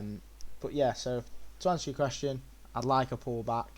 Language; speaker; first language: English; native; English